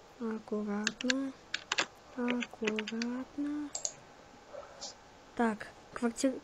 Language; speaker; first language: Russian; native; Russian